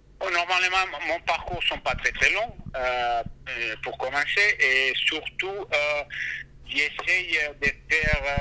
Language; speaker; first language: French; non-native, fluent; Spanish